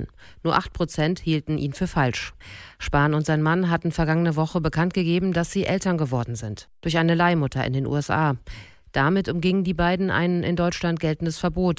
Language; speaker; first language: German; native; German